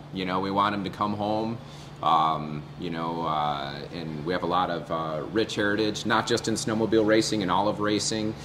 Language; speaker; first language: English; native; English